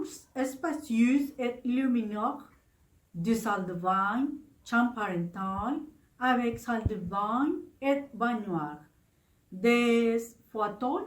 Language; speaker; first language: French; non-native, learner; Spanish